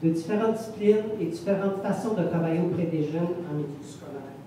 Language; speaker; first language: French; non-native, local second language; English